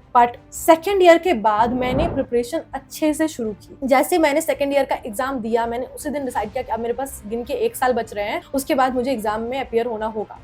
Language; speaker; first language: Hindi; native; Hindi